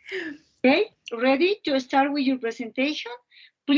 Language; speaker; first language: English; non-native, fluent; Spanish